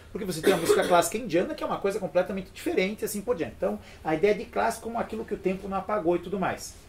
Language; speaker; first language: Portuguese; early bilingual, other home language; French